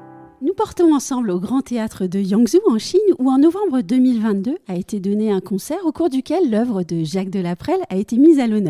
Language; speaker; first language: French; native; French